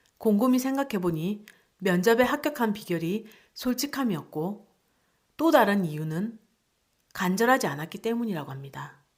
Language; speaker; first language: Korean; native; Korean